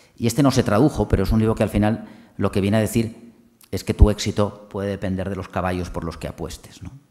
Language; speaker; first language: Spanish; non-native, local second language; Catalan